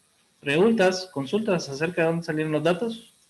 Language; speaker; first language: Spanish; native; Spanish